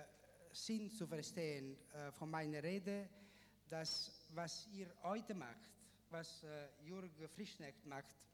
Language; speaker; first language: German; non-native, fluent; Italian